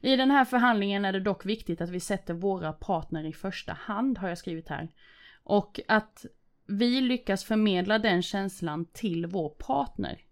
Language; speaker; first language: Swedish; early bilingual, other home language; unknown